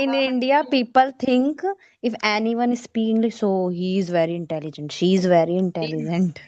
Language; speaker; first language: English; non-native, learner; Hindi